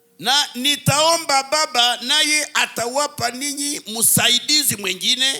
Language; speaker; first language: Swahili; native; Swahili